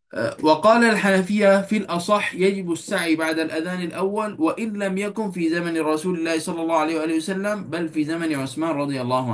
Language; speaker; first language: Arabic; non-native, fluent; Malay